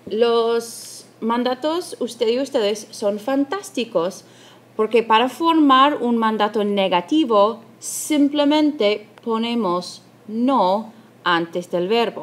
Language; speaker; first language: Spanish; non-native, fluent; English